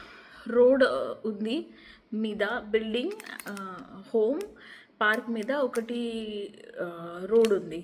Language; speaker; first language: Telugu; non-native, learner; Marathi